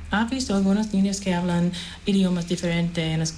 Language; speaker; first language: Spanish; non-native, fluent; English